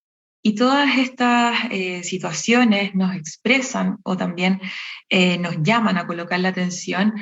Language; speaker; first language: Spanish; native; Spanish